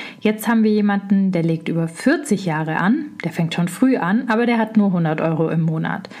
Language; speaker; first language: German; native; German